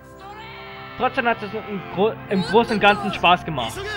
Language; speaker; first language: German; native; German